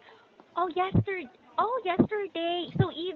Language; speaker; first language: English; non-native, fluent; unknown